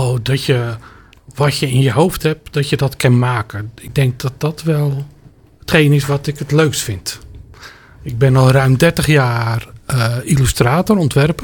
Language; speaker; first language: Dutch; native; Dutch